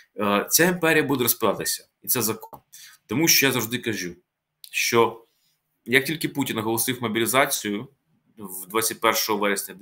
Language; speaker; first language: Ukrainian; native; Ukrainian